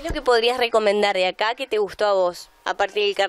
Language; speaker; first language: Spanish; native; Spanish